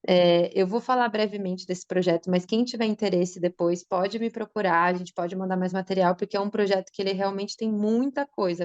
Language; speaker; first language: Portuguese; native; Portuguese